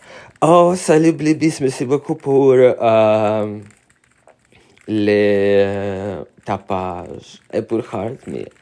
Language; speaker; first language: French; non-native, learner; Russian